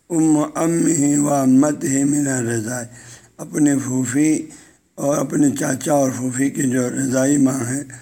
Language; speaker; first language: Urdu; non-native, local second language; Balti